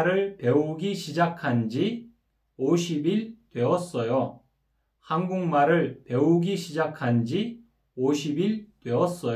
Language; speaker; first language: Korean; non-native, fluent; Kyrgyz